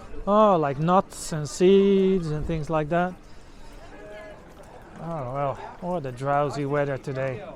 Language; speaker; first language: English; non-native, fluent; Dutch